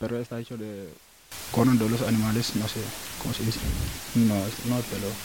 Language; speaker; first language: Spanish; non-native, learner; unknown